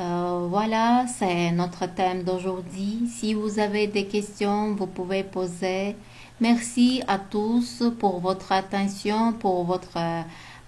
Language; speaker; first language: French; non-native, learner; Uzbek